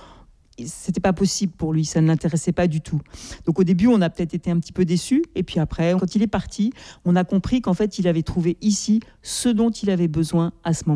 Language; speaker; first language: French; native; French